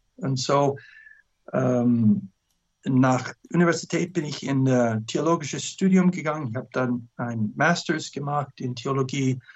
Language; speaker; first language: German; non-native, fluent; English